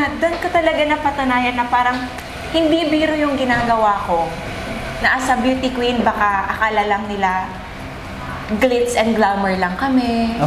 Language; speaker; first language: Filipino; non-native, local second language; Iloko